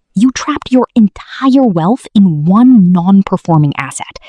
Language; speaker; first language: English; non-native, local second language; Filipino